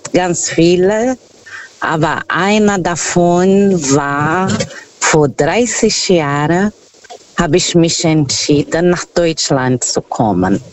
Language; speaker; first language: German; non-native, fluent; Portuguese